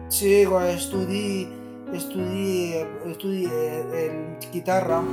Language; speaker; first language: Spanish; non-native, learner; Chinese